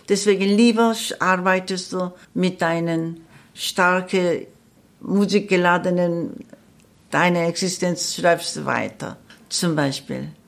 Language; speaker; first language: German; non-native, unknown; Korean